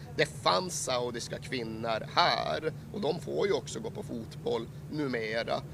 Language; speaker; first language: Swedish; native; Swedish